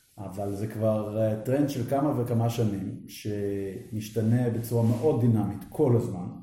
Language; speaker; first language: Hebrew; native; Hebrew